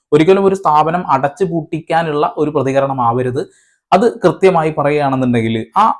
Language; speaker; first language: Malayalam; native; Malayalam